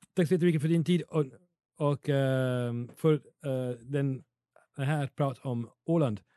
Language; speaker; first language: Swedish; non-native, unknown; Italian